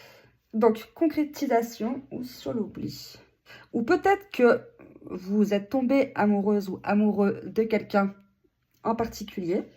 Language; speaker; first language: French; native; French